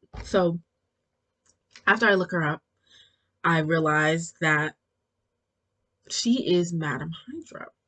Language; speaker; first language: English; native; English